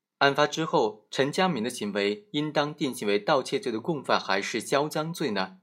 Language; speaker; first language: Chinese; native; Chinese